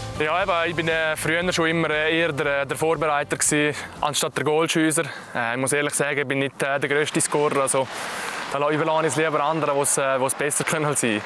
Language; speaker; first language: German; native; German